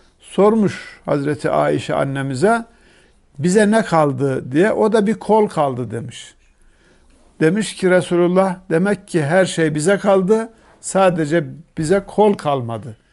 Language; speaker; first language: Turkish; native; Turkish